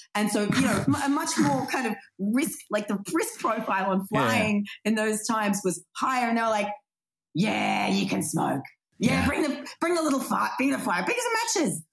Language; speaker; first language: English; native; English